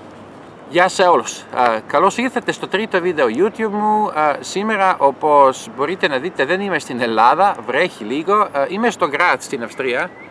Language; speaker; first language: Greek; non-native, fluent; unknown